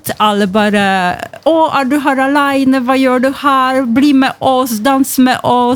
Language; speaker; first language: Norwegian; non-native, fluent; Polish